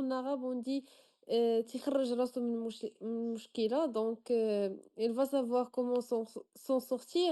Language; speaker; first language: French; non-native, local second language; Arabic